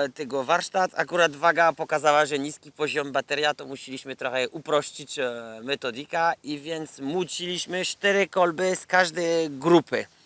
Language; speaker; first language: Polish; non-native, learner; French